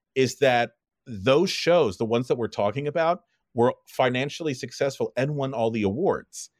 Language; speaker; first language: English; native; English